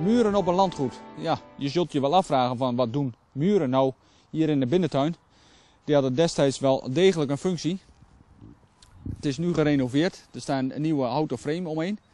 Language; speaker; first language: Dutch; native; Dutch